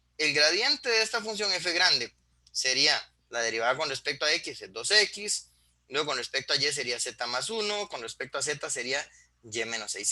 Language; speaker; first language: Spanish; native; Spanish